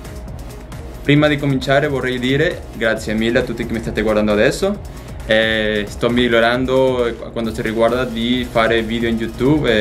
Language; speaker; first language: Italian; non-native, learner; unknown